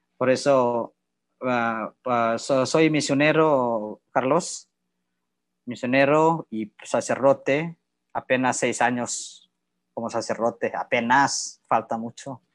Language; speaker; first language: Spanish; non-native, learner; Indonesian